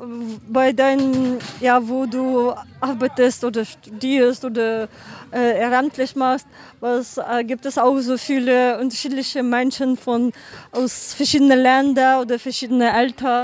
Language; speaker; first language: German; non-native, learner; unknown